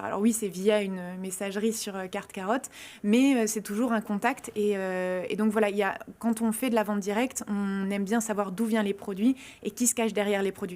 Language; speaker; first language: French; native; French